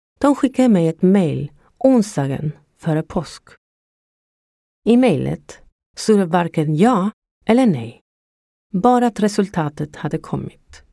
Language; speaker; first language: Swedish; non-native, fluent; Spanish